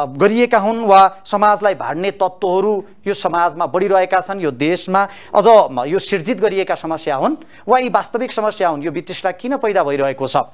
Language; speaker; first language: Nepali; native; Nepali